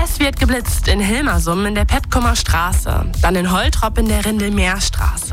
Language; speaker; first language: German; native; German